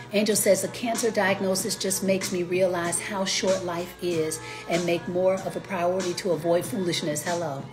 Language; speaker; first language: English; native; English